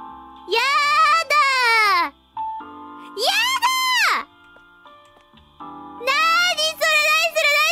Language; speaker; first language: Japanese; native; Japanese